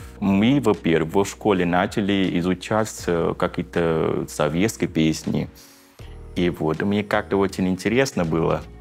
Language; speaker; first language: Russian; non-native, fluent; Vietnamese